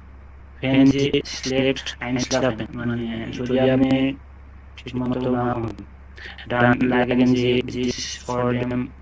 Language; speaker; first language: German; non-native, learner; Bangla